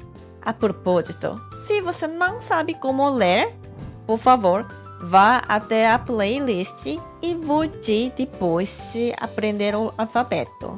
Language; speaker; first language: Portuguese; non-native, fluent; Korean